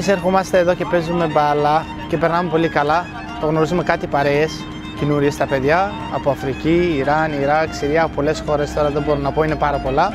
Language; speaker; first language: Greek; non-native, fluent; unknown